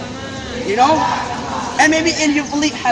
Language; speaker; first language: English; non-native, learner; Indonesian